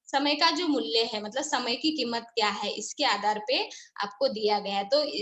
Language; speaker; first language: Hindi; non-native, local second language; Marathi